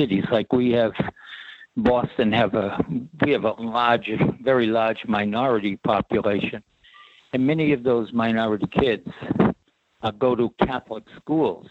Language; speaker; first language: English; native; English